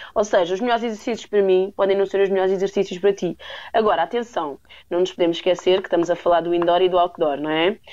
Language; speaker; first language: Portuguese; native; Portuguese